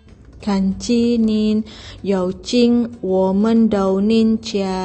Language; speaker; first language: Chinese; non-native, learner; Malay